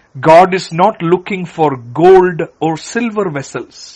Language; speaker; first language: English; non-native, local second language; Malayalam